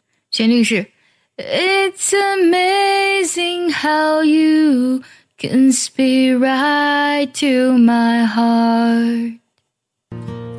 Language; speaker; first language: English; non-native, fluent; Chinese